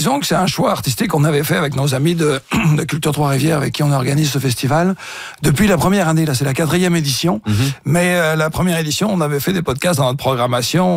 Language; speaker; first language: French; native; French